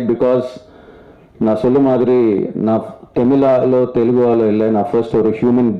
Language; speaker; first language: Tamil; non-native, learner; Telugu